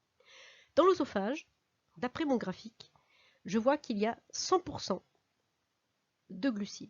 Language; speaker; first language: French; native; French